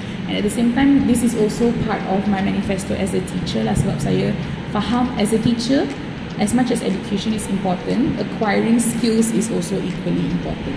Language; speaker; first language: English; native; English